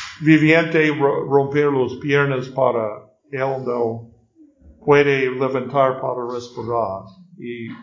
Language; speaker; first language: Spanish; non-native, learner; English